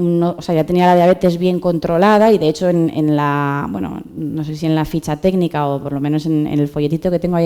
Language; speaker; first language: Spanish; native; Spanish